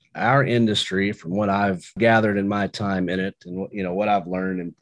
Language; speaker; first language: English; native; English